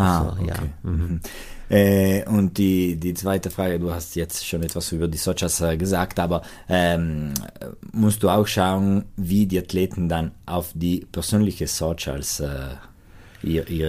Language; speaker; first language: German; non-native, local second language; Italian